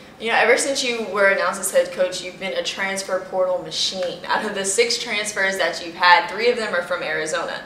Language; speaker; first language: English; native; English